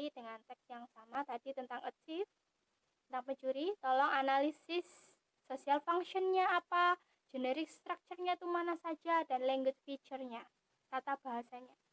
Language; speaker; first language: Indonesian; native; Indonesian